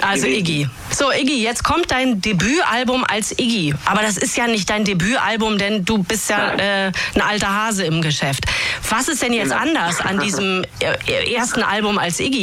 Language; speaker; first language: German; native; German